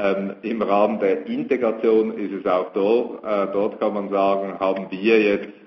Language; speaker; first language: German; native; German